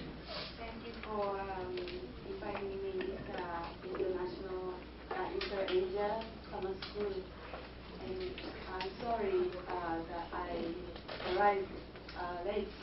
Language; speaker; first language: English; non-native, fluent; Japanese